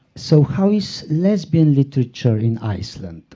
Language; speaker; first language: English; non-native, fluent; Slovenian